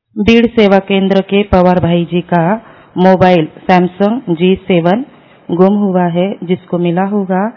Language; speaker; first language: Hindi; non-native, local second language; Marathi